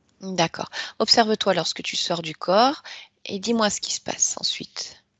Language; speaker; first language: French; native; French